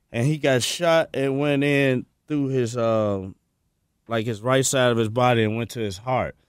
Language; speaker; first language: English; native; English